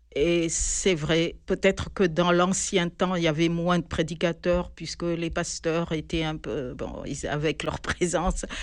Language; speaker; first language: French; non-native, local second language; Malagasy